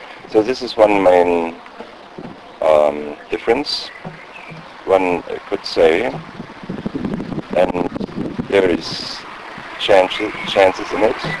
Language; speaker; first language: English; non-native, fluent; German